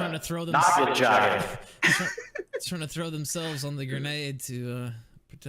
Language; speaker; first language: English; native; English